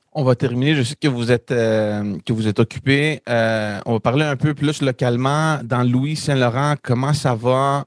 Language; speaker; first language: French; native; French